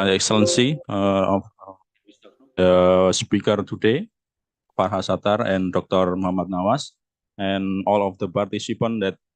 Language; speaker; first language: English; non-native, learner; Indonesian